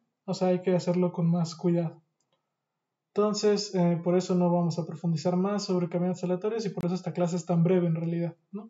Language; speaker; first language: Spanish; native; Spanish